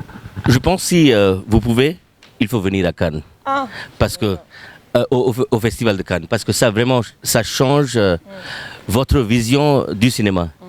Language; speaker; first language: French; non-native, fluent; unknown